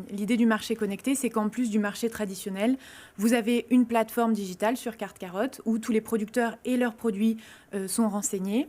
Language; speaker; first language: French; native; French